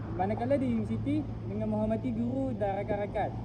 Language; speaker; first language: Malay; native; Malay